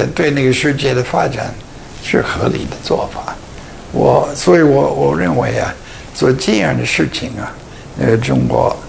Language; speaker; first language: Chinese; non-native, fluent; English